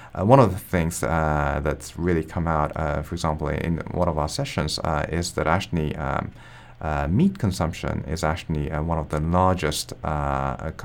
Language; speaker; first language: English; non-native, fluent; Japanese